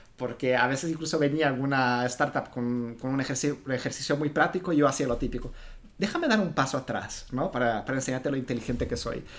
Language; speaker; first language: Spanish; non-native, fluent; Portuguese